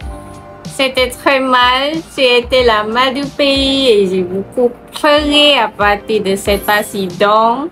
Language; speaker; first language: French; non-native, learner; Malay